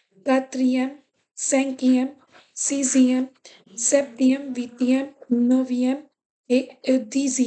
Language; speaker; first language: French; non-native, fluent; Hindi